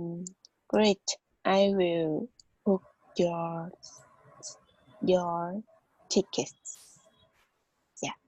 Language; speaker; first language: English; non-native, learner; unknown